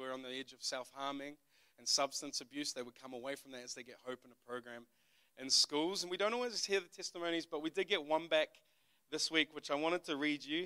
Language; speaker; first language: English; native; English